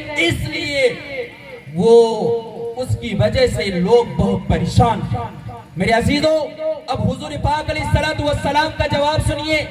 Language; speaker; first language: Urdu; native; Urdu